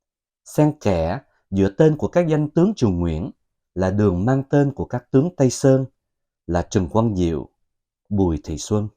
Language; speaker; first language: Vietnamese; native; Vietnamese